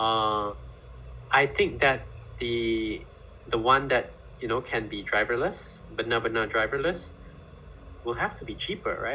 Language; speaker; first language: English; non-native, fluent; Indonesian